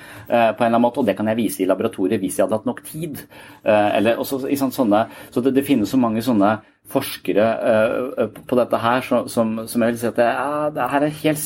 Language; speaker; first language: Norwegian; native; Norwegian